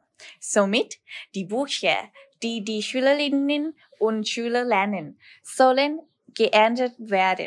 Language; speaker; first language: German; non-native, learner; Thai